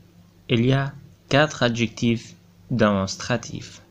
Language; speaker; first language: French; non-native, fluent; Arabic